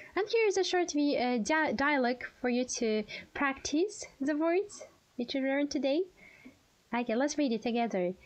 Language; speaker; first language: English; non-native, fluent; Russian